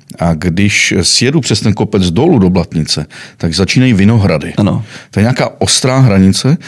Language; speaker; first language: Czech; native; Czech